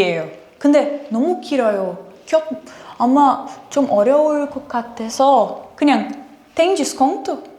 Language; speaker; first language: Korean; non-native, learner; Portuguese